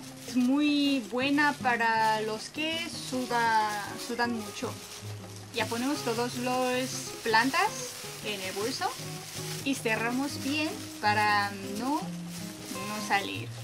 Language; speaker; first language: Spanish; non-native, fluent; Korean